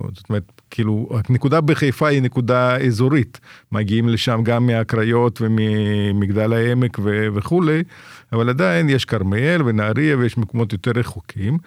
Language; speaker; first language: Hebrew; non-native, fluent; Russian